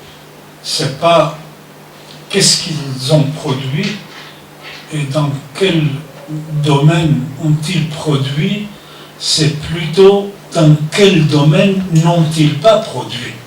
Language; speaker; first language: French; non-native, fluent; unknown